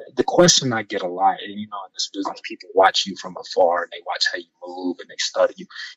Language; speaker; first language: English; native; English